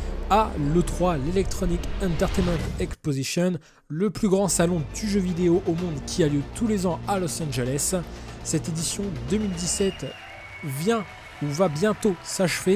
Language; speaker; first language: French; native; French